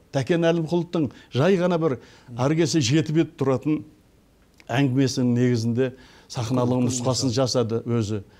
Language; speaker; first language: Kazakh; early bilingual, heritage; Kazakh